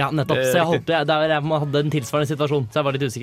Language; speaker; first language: Norwegian; native; Norwegian